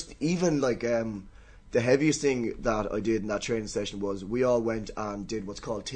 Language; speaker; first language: English; native; English